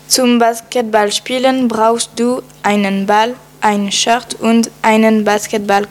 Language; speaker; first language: German; non-native, learner; French